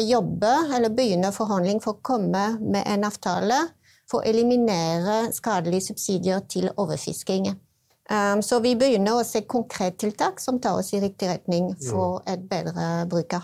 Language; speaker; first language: Norwegian; non-native, fluent; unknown